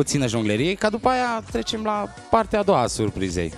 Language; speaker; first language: Romanian; native; Romanian